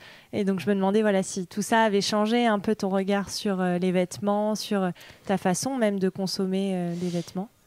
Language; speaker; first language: French; native; French